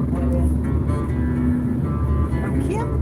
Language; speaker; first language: Turkish; non-native, local second language; Kurdish